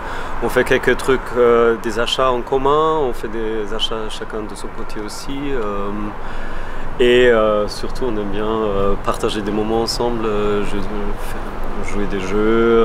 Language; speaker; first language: French; non-native, fluent; German